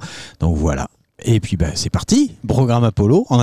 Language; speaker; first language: French; native; French